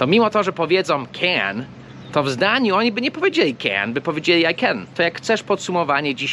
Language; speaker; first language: Polish; non-native, fluent; English